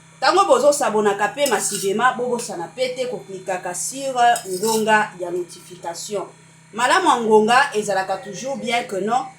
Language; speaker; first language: Lingala; native; Lingala